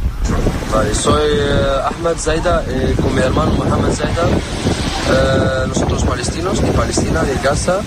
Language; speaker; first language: Spanish; non-native, learner; Arabic